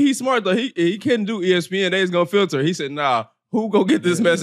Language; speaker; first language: English; native; English